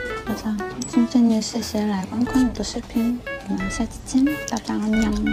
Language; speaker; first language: Chinese; non-native, fluent; Korean